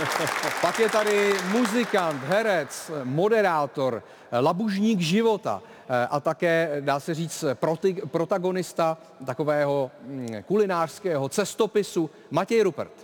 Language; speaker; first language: Czech; native; Czech